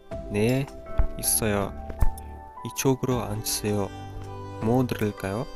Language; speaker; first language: Korean; non-native, fluent; Kyrgyz